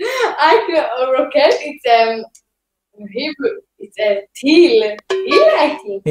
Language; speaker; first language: English; non-native, learner; Hebrew